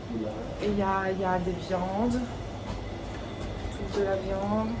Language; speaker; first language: French; native; French